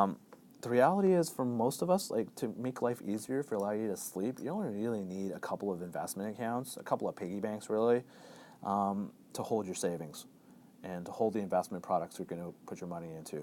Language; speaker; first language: English; native; English